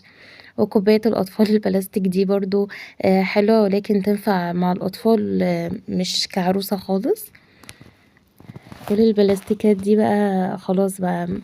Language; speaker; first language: Arabic; native; Arabic